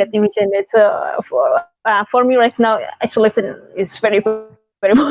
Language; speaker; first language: English; non-native, learner; Indonesian